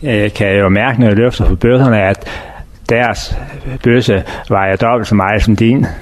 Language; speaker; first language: Danish; native; Danish